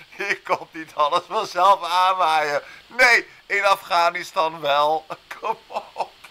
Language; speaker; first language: Dutch; native; Dutch